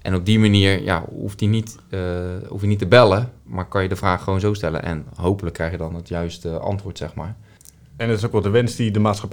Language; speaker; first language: Dutch; native; Dutch